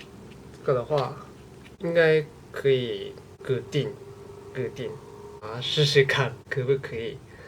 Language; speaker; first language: Chinese; non-native, learner; Japanese